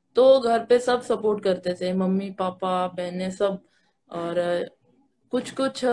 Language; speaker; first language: Hindi; native; Hindi